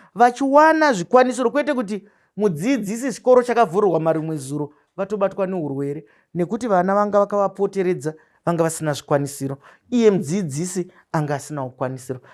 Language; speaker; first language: Shona; native; Shona